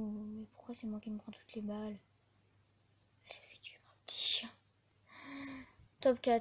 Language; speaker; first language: French; native; French